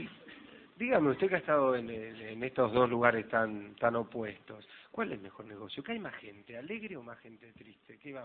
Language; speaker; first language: Spanish; native; Spanish